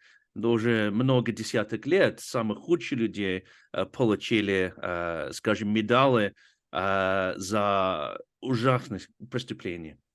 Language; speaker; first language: Russian; non-native, fluent; English